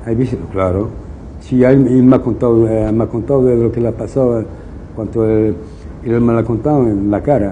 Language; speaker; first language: Spanish; non-native, local second language; Riffian